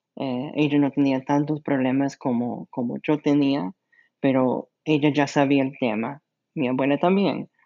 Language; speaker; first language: Spanish; non-native, fluent; English